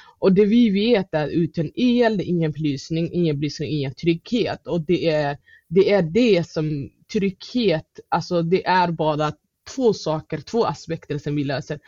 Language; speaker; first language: Swedish; non-native, fluent; Somali